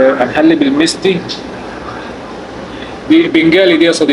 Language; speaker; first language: Arabic; native; Arabic